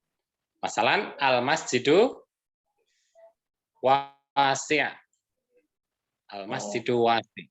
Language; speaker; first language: Arabic; non-native, learner; Indonesian